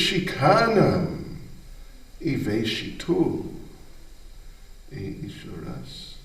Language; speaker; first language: Russian; non-native, learner; English